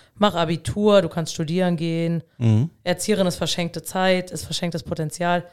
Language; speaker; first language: German; native; German